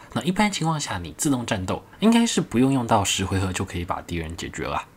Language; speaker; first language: Chinese; native; Chinese